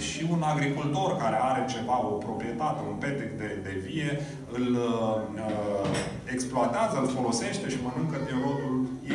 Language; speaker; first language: Romanian; native; Romanian